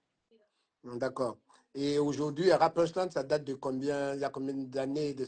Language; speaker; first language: French; native; French